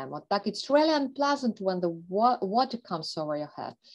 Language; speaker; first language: English; non-native, fluent; Ukrainian